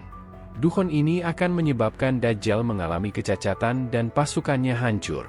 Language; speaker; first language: Indonesian; native; Indonesian